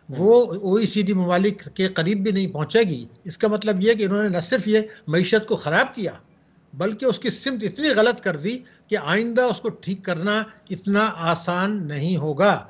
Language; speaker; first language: Urdu; native; Urdu